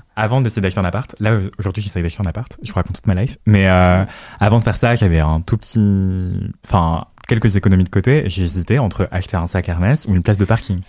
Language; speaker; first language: French; native; French